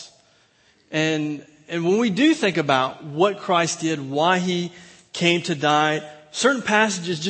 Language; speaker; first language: English; native; English